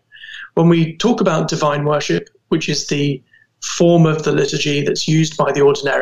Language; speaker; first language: English; native; English